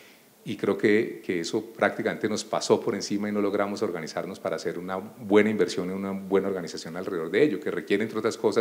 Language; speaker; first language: Spanish; native; Spanish